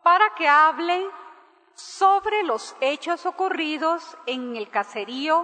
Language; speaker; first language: Spanish; native; Spanish